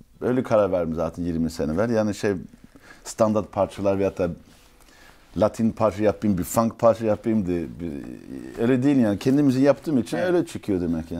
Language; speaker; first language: Turkish; early bilingual, heritage; Turkish